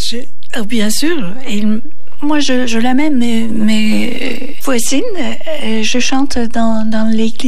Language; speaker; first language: French; non-native, learner; Turkish